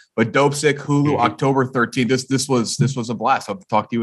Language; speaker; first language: English; native; English